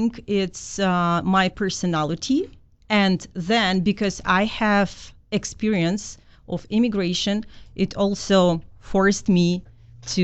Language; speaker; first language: English; non-native, fluent; Kazakh